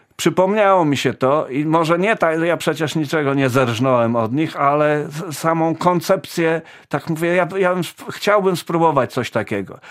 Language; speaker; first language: Polish; native; Polish